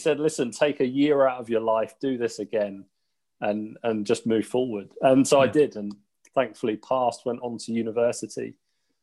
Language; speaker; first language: English; native; English